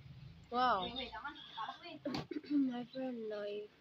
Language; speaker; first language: English; non-native, learner; Indonesian